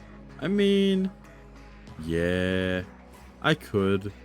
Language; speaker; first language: English; native; English